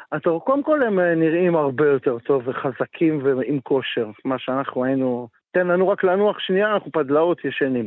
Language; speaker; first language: Hebrew; native; Hebrew